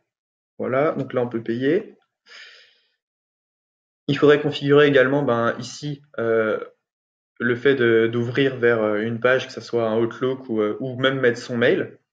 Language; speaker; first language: French; native; French